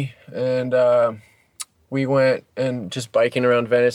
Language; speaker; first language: English; early bilingual, other home language; French